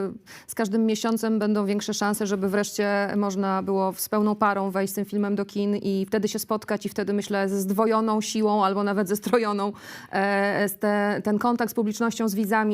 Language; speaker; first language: Polish; native; Polish